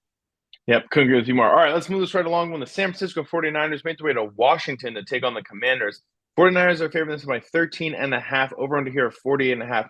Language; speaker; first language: English; native; English